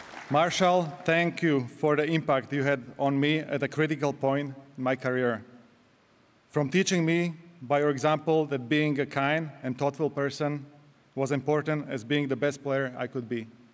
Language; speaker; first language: English; non-native, fluent; Slovak